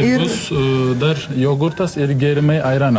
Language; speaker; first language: Lithuanian; non-native, learner; Turkish